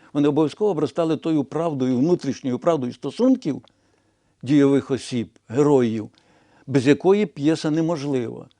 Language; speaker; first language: Ukrainian; non-native, local second language; Russian